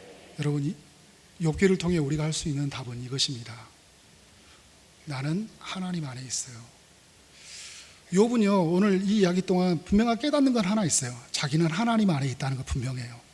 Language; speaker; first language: Korean; native; Korean